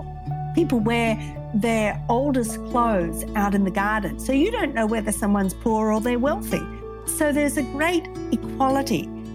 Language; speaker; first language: English; native; English